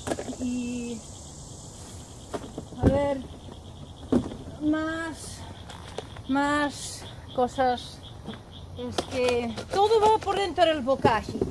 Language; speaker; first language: Spanish; non-native, learner; English